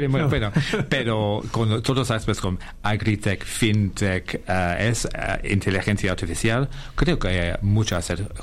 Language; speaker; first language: Spanish; non-native, fluent; English